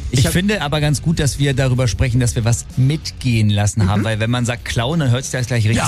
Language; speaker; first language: German; native; German